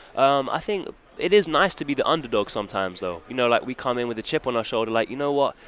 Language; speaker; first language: English; native; English